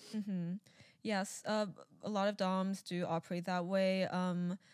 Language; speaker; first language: English; early bilingual, other home language; Chinese